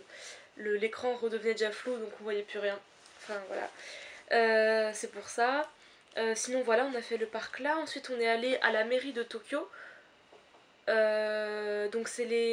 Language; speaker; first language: French; native; French